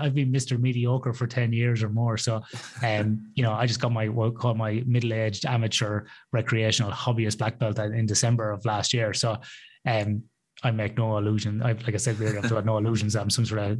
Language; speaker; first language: English; native; English